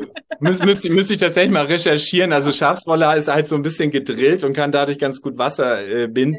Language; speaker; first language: German; native; German